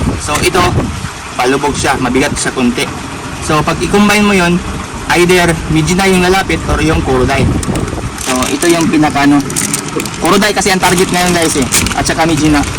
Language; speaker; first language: Filipino; non-native, local second language; Cebuano